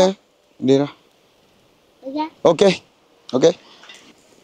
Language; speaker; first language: Vietnamese; non-native, learner; Portuguese